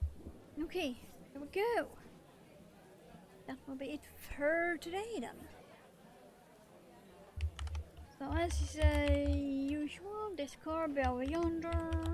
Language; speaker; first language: English; non-native, fluent; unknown